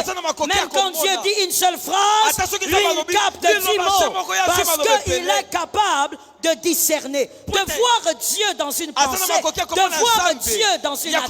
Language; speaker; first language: French; non-native, local second language; Lingala